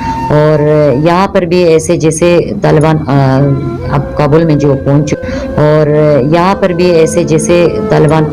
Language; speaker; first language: Hindi; non-native, fluent; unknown